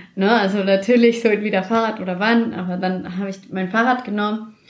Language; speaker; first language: German; non-native, fluent; Spanish